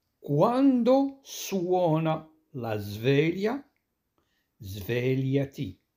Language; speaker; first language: Italian; non-native, fluent; Arabic